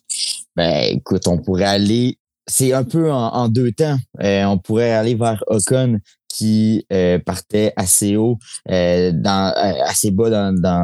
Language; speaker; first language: French; native; French